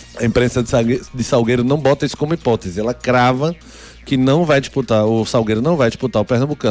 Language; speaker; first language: Portuguese; native; Portuguese